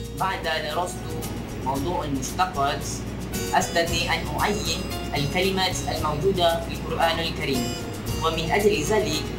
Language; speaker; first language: Arabic; non-native, learner; Malay